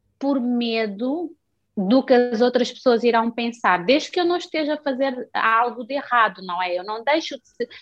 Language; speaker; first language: Portuguese; non-native, local second language; Kabuverdianu